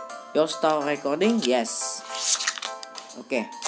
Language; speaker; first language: English; non-native, learner; Indonesian